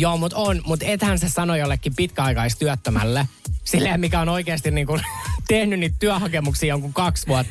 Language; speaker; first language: Finnish; native; Finnish